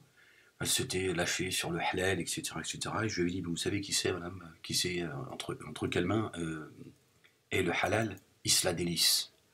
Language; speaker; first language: French; native; French